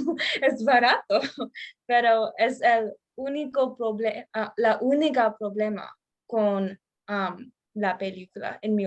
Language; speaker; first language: Spanish; non-native, learner; English